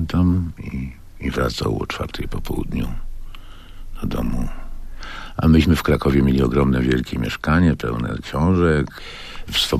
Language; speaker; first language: Polish; native; Polish